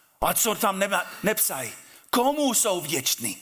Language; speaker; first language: Czech; non-native, fluent; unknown